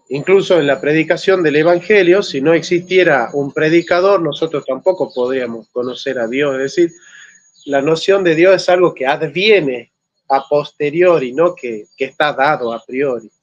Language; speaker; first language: Spanish; native; Spanish